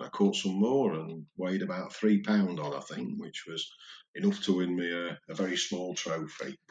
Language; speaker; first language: English; native; English